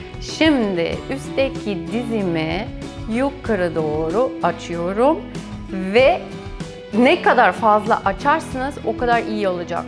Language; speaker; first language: Turkish; non-native, fluent; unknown